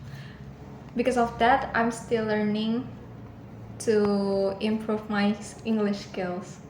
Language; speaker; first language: English; non-native, learner; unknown